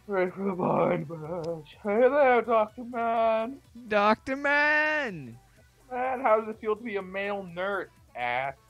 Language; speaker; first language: English; native; English